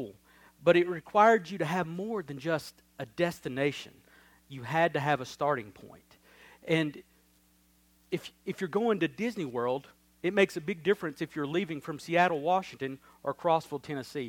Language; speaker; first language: English; native; English